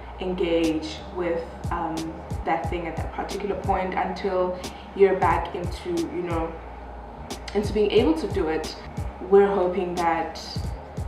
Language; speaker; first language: English; non-native, local second language; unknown